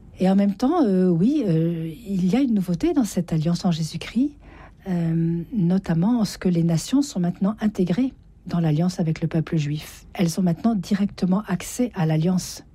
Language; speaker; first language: French; native; French